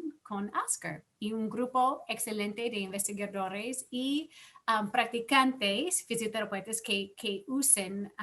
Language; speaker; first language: Spanish; non-native, fluent; English